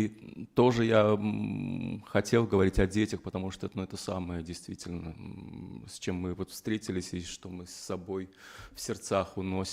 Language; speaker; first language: Russian; native; Russian